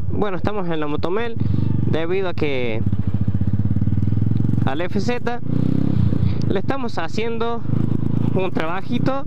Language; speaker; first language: Spanish; native; Spanish